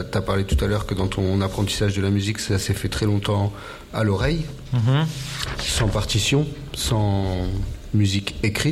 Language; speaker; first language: French; native; French